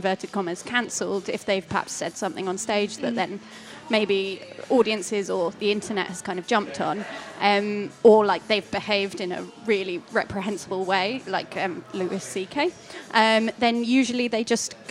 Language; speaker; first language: English; native; English